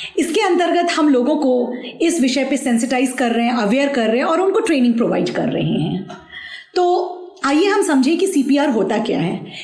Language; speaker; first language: Hindi; native; Hindi